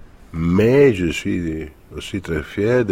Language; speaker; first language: French; non-native, fluent; Italian